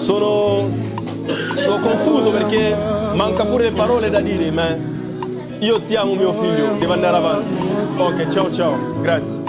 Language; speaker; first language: Italian; non-native, fluent; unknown